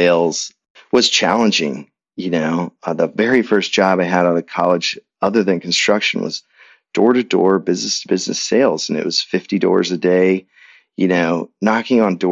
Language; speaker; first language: English; native; English